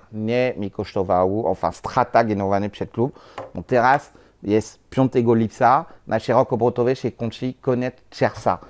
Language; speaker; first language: Polish; non-native, learner; French